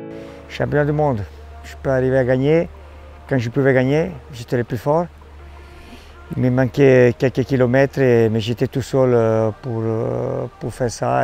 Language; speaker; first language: French; non-native, fluent; Italian